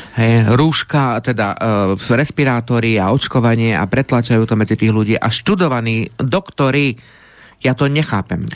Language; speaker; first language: Slovak; native; Slovak